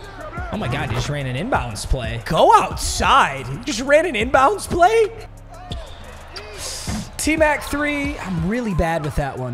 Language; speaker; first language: English; native; English